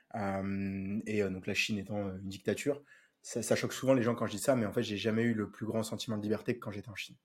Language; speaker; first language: French; native; French